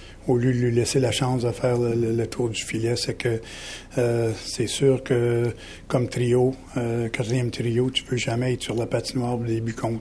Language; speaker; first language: French; native; French